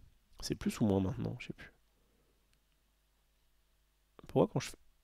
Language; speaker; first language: French; native; French